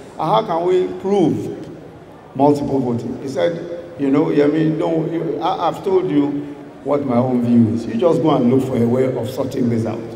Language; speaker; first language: English; non-native, local second language; Yoruba